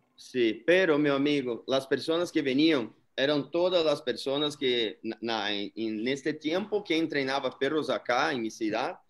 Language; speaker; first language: Spanish; non-native, learner; Portuguese